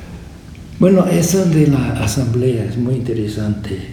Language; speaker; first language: Spanish; non-native, fluent; English